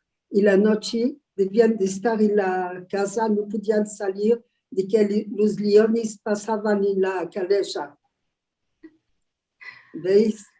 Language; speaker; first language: Spanish; early bilingual, heritage; Ladino